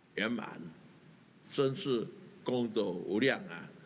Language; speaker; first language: Chinese; native; Chinese